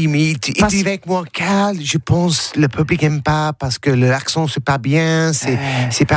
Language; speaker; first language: French; non-native, learner; English